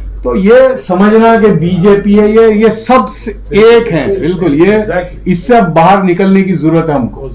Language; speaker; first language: Hindi; native; Hindi